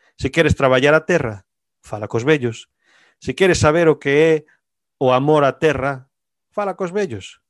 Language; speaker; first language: Galician; native; Galician